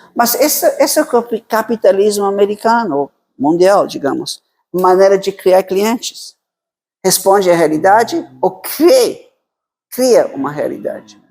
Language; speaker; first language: Portuguese; non-native, fluent; Italian